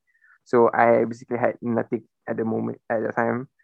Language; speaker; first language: English; non-native, local second language; Malay